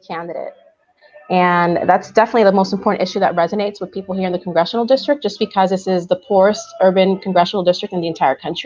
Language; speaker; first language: English; early bilingual, other home language; Spanish